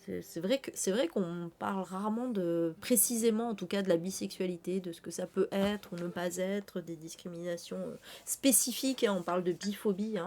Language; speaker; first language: French; native; French